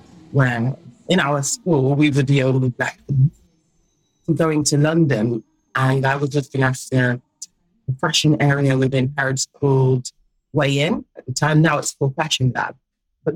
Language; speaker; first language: English; native; English